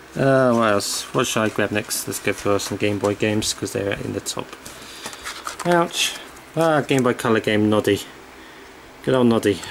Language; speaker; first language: English; native; English